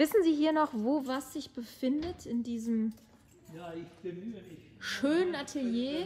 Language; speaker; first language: German; native; German